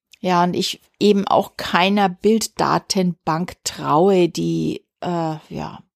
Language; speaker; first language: German; native; German